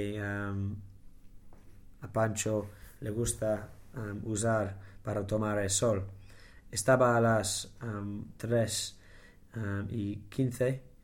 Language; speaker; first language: Spanish; non-native, learner; English